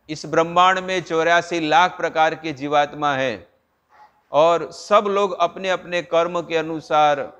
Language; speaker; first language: Hindi; non-native, local second language; Gujarati